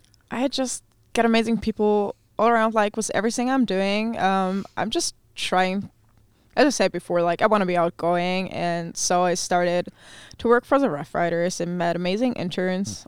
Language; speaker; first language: English; non-native, fluent; German